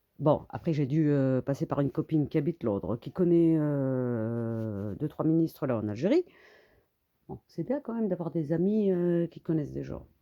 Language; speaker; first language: French; early bilingual, other home language; Kabyle